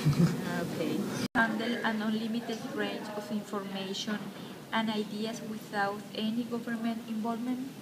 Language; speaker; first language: English; non-native, learner; Spanish